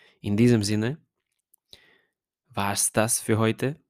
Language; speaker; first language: German; non-native, fluent; Hungarian